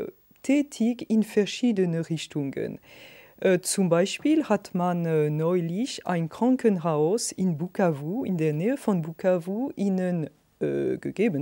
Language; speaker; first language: German; non-native, fluent; French